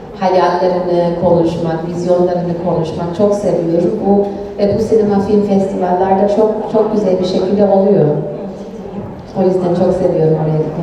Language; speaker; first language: Turkish; early bilingual, heritage; Turkish